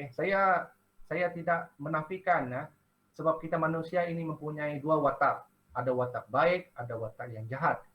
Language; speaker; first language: Malay; non-native, local second language; Iban